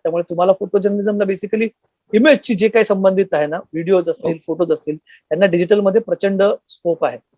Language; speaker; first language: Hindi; non-native, local second language; Marathi